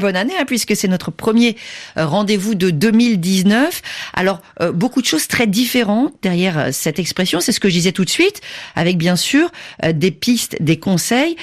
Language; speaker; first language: French; native; French